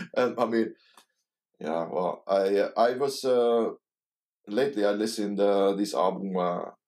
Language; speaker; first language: English; non-native, learner; Hungarian